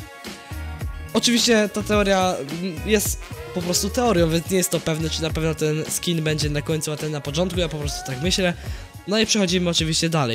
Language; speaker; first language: Polish; native; Polish